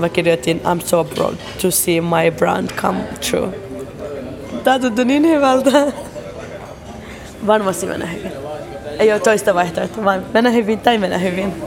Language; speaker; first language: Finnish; early bilingual, other home language; Arabic